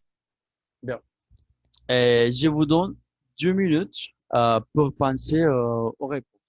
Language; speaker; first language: French; non-native, fluent; Spanish